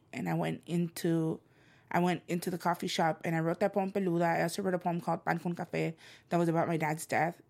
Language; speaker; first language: English; non-native, fluent; Spanish